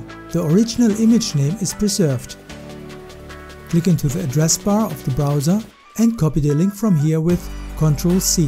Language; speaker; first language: English; non-native, fluent; German